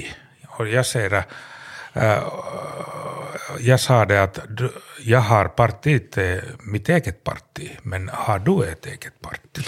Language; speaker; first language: Swedish; non-native, learner; Finnish